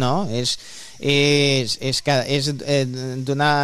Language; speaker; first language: Catalan; native; Catalan